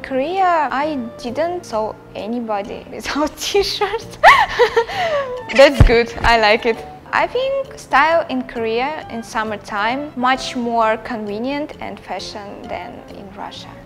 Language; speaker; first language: English; non-native, fluent; Russian